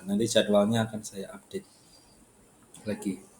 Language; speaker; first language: Indonesian; native; Indonesian